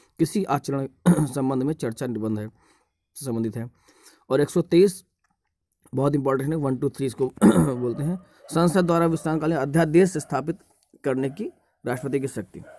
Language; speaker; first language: Hindi; native; Hindi